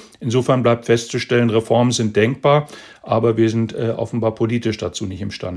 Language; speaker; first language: German; native; German